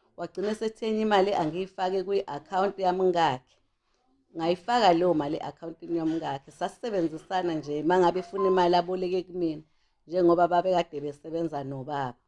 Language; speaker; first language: Zulu; native; Zulu